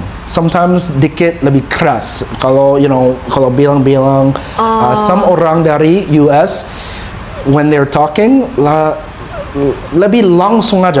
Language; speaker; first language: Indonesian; non-native, learner; English